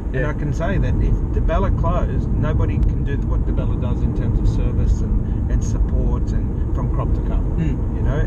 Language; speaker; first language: English; native; English